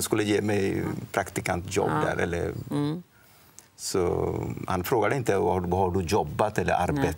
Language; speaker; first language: Swedish; non-native, fluent; Odia